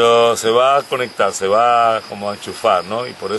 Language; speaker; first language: Spanish; native; Spanish